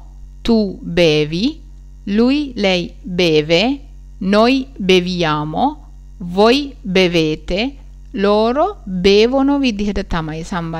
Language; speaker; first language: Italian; non-native, fluent; Sinhala